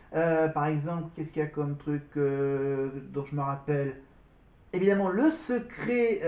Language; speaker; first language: French; native; French